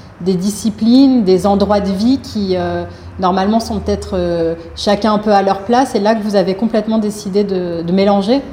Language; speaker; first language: French; native; French